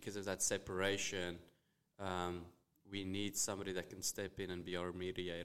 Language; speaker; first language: English; non-native, local second language; Afrikaans